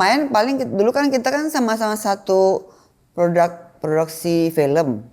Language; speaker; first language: Indonesian; native; Indonesian